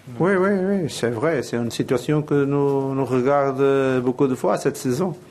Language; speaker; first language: French; non-native, learner; Portuguese